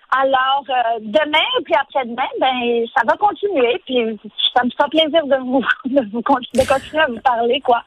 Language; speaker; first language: French; native; French